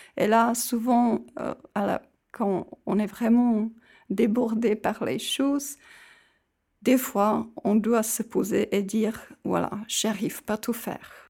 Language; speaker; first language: French; non-native, fluent; Czech